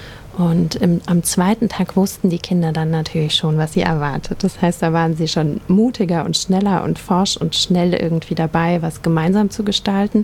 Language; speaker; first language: German; native; German